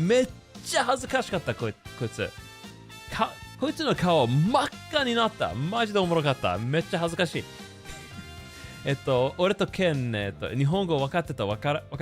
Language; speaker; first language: Japanese; non-native, learner; English